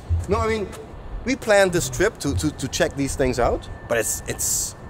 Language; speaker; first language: English; non-native, fluent; German